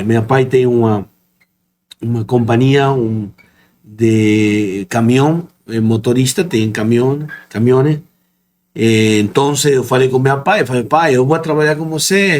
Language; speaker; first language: Portuguese; non-native, fluent; Spanish